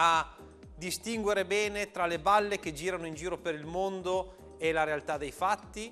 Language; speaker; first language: Italian; native; Italian